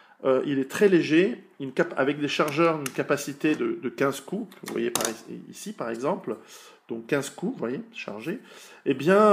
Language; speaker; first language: French; native; French